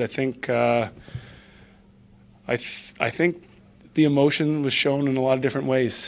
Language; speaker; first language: English; native; English